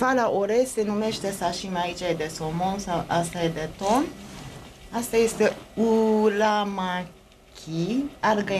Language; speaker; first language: Romanian; non-native, learner; Japanese